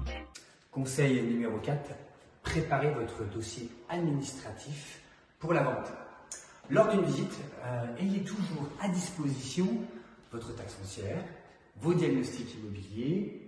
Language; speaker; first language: French; native; French